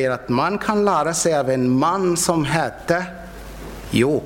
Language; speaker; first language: Swedish; non-native, fluent; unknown